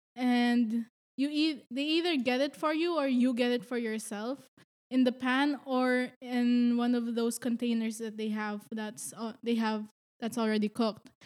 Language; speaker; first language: English; non-native, local second language; Filipino